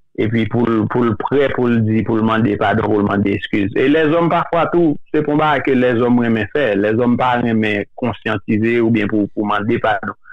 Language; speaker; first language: Haitian Creole; native; Haitian Creole